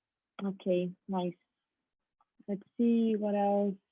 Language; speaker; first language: English; non-native, fluent; Portuguese